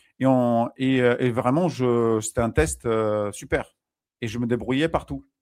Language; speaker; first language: French; non-native, fluent; Polish